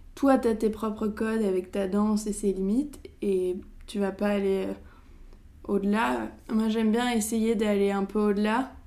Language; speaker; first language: French; native; French